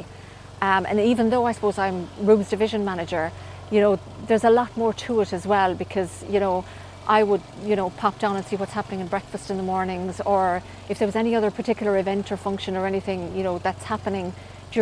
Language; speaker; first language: English; native; English